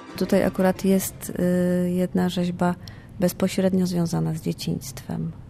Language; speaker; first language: Polish; native; Polish